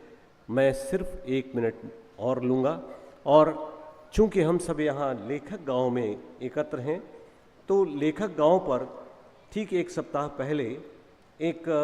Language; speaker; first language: Hindi; native; Hindi